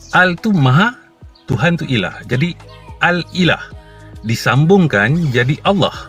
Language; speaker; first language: Malay; native; Malay